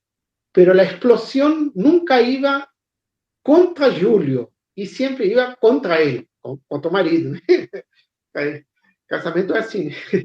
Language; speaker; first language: Portuguese; non-native, fluent; Spanish